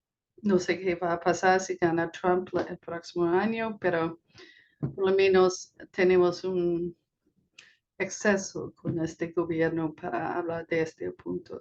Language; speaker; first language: Spanish; non-native, fluent; English